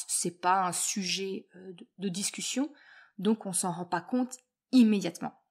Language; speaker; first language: French; native; French